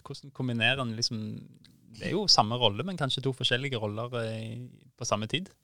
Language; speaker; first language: Norwegian; native; Norwegian